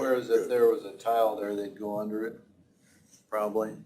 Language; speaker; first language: English; native; English